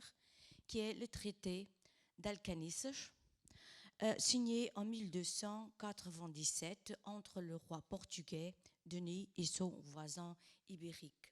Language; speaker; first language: French; non-native, fluent; Portuguese